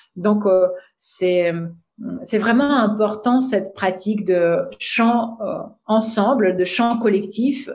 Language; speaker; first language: French; non-native, fluent; Russian